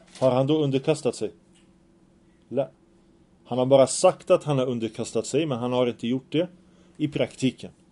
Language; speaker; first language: Swedish; early bilingual, other home language; Arabic